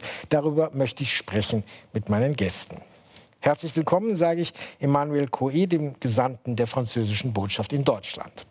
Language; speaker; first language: German; native; German